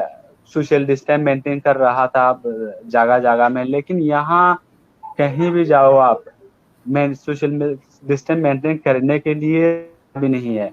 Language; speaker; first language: Hindi; non-native, learner; Rohingya